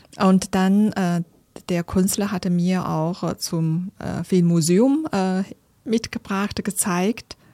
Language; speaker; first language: German; non-native, fluent; Chinese